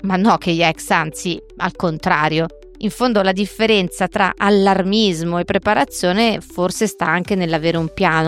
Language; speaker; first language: Italian; native; Italian